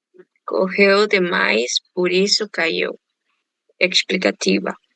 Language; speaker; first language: Portuguese; non-native, learner; Spanish